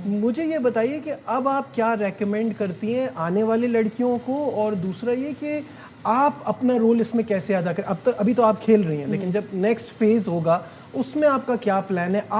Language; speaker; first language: Urdu; native; Urdu